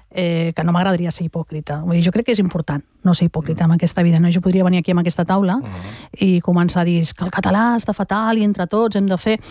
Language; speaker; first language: Catalan; non-native, local second language; Spanish